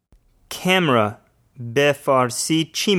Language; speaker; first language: Persian; non-native, learner; English